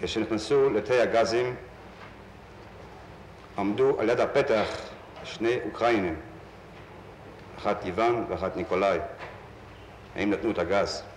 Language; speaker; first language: Hebrew; non-native, fluent; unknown